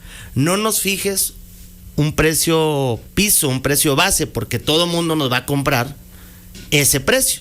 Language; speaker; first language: Spanish; native; Spanish